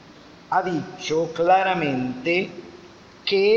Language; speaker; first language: Spanish; native; Spanish